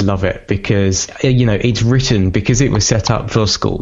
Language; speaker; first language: English; native; English